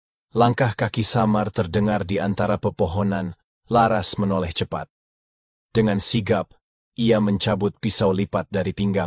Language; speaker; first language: Indonesian; native; Indonesian